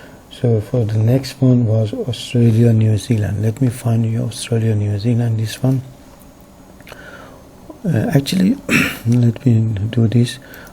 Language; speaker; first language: English; non-native, fluent; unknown